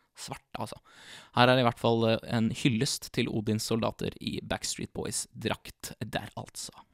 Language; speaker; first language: Norwegian; native; Norwegian